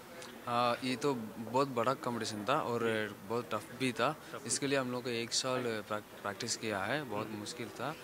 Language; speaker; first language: Hindi; non-native, local second language; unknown